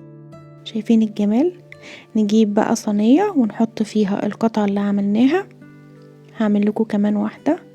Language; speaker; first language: Arabic; native; Arabic